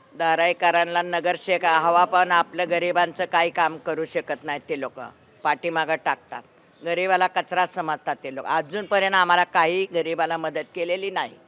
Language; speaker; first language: Marathi; native; Marathi